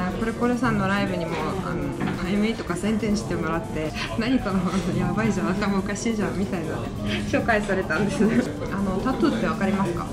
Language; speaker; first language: Japanese; non-native, fluent; Russian